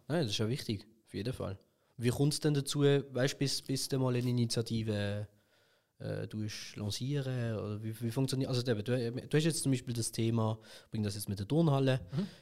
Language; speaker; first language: German; early bilingual, other home language; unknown